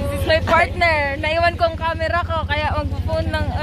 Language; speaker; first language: Filipino; non-native, local second language; Bikol